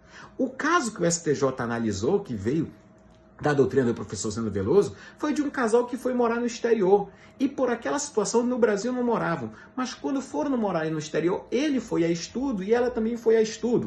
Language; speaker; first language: Portuguese; native; Portuguese